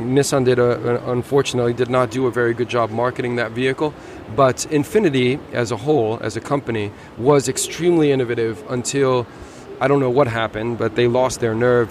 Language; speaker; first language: English; native; English